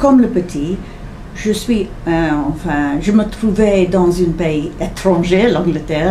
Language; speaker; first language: French; non-native, fluent; English